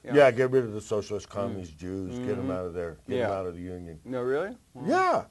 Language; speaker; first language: English; native; English